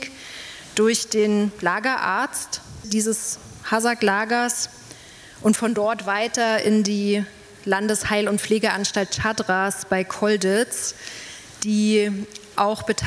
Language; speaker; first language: German; native; German